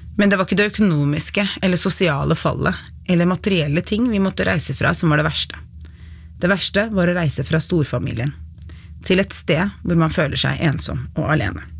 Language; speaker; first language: Norwegian; early bilingual, other home language; Arabic